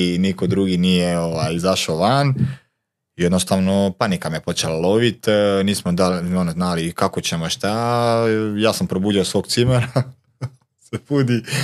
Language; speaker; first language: Croatian; non-native, local second language; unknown